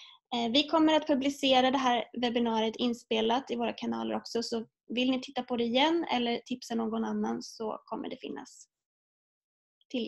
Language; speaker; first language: Swedish; native; Swedish